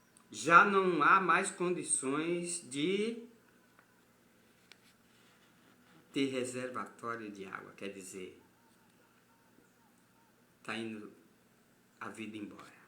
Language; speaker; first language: Portuguese; native; Portuguese